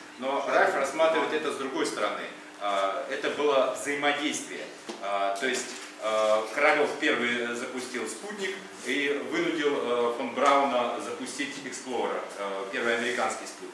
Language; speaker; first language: Russian; native; Russian